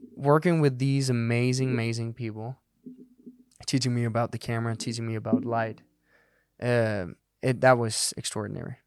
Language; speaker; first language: English; non-native, fluent; Danish